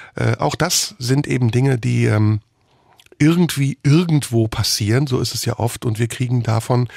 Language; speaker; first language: German; early bilingual, other home language; Turkish